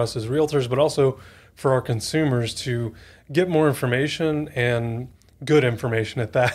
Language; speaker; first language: English; native; English